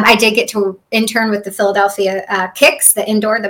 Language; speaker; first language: English; native; English